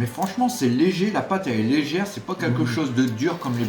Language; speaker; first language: French; native; French